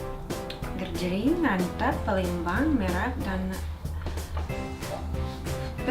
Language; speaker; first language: Indonesian; non-native, learner; Russian